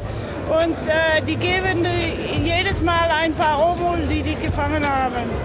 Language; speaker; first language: German; non-native, learner; Dutch